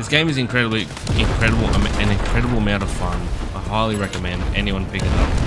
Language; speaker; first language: English; native; English